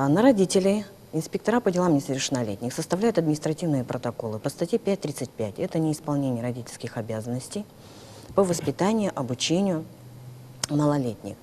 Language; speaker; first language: Russian; native; Russian